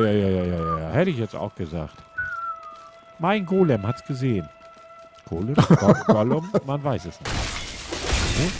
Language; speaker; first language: German; native; German